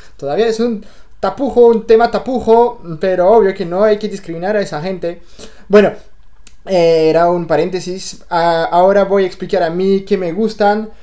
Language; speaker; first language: Spanish; non-native, fluent; French